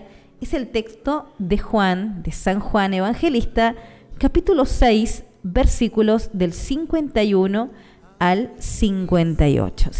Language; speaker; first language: Spanish; native; Spanish